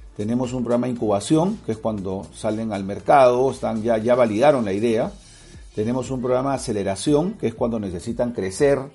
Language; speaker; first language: Spanish; native; Spanish